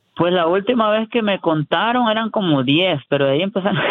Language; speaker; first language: Spanish; early bilingual, heritage; Spanish